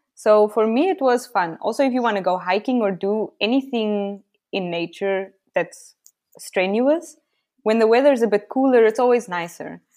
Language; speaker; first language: English; native; English